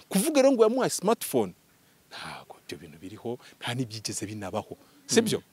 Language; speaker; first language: Kinyarwanda; early bilingual, heritage; Kinyarwanda